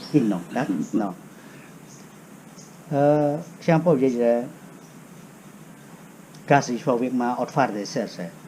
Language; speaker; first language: Polish; non-native, fluent; Khmer